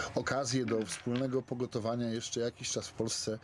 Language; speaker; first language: Polish; native; Polish